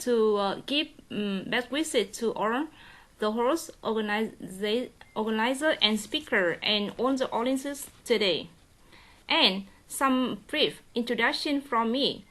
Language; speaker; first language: English; non-native, learner; Vietnamese